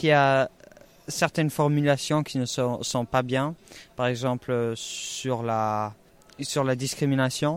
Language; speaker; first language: French; non-native, fluent; German